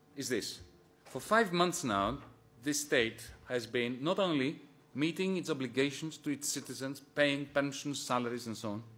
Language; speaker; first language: English; non-native, fluent; Greek